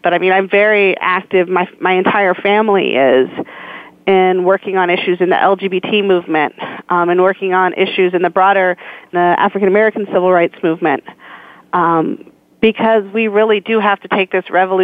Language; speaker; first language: English; native; English